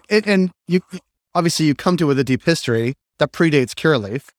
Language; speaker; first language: English; native; English